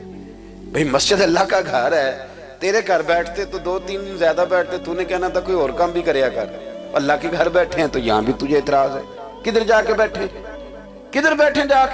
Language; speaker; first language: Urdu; non-native, local second language; Punjabi